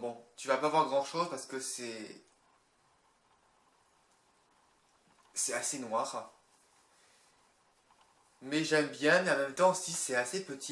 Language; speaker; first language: French; native; French